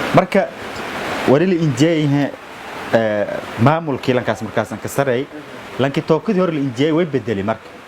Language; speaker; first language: Somali; non-native, local second language; Maay